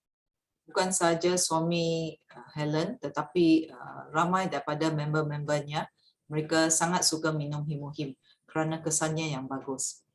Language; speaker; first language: Malay; native; Malay